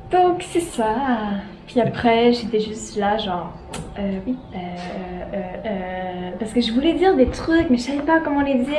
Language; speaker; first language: French; native; French